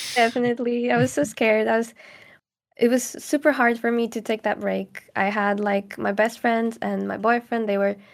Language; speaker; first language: English; non-native, fluent; Portuguese